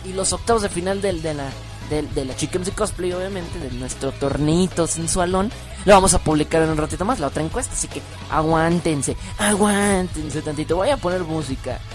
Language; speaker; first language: Spanish; native; Spanish